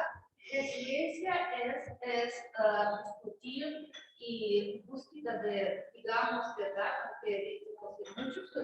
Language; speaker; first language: Spanish; non-native, learner; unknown